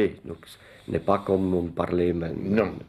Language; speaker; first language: French; non-native, local second language; Dutch